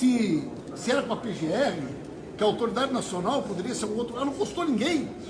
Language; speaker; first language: Portuguese; native; Portuguese